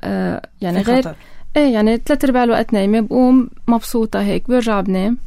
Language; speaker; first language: Arabic; native; Arabic